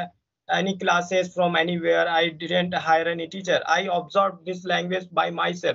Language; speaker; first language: English; non-native, fluent; Hindi